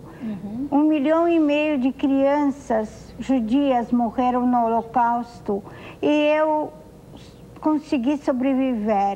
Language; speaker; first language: Portuguese; non-native, fluent; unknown